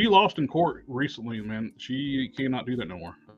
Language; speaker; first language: English; native; English